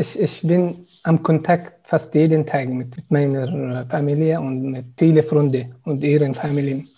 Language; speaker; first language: German; non-native, learner; Arabic